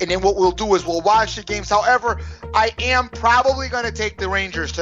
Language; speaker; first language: English; native; English